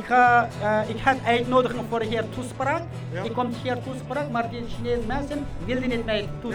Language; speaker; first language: Dutch; non-native, learner; Uyghur